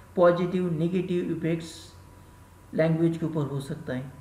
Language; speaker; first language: Hindi; non-native, local second language; Marathi